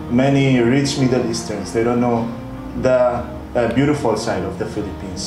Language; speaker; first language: English; non-native, fluent; Arabic